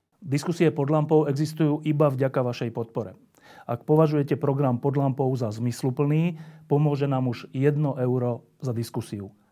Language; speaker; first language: Slovak; native; Slovak